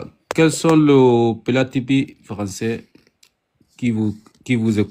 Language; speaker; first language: French; non-native, learner; Arabic